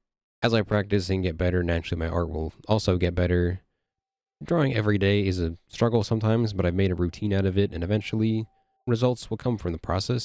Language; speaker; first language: English; native; English